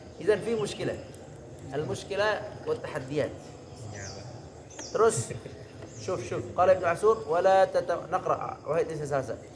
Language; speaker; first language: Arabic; non-native, fluent; Indonesian